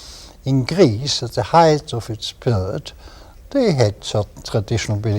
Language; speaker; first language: English; non-native, fluent; German